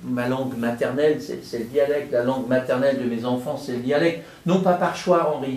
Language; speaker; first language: French; native; French